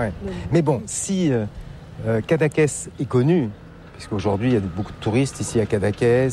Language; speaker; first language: French; native; French